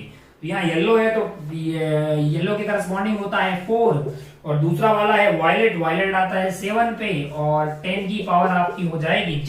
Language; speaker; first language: Hindi; native; Hindi